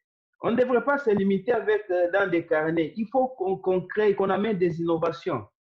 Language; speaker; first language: French; non-native, local second language; Swahili